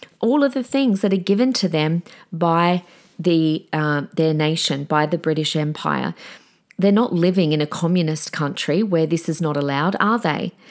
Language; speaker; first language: English; native; English